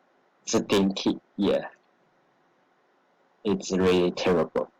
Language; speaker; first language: English; non-native, learner; Chinese